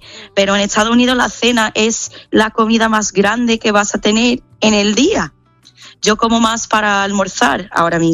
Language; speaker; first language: Spanish; non-native, fluent; English